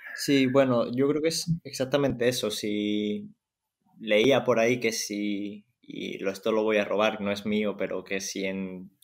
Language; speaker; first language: Spanish; native; Spanish